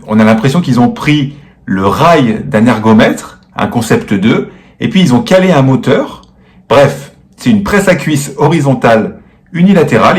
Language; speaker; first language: French; native; French